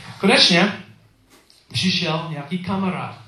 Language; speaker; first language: Czech; non-native, learner; English